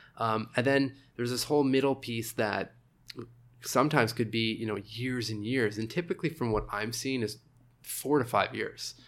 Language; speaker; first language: English; native; English